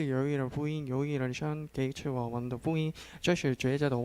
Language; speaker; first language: Chinese; non-native, learner; Korean